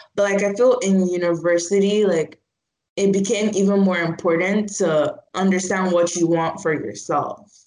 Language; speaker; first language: English; non-native, local second language; Igbo